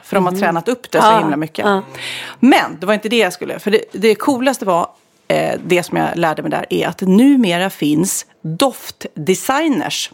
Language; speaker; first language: Swedish; native; Swedish